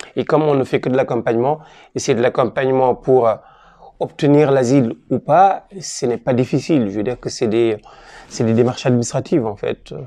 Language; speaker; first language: French; native; French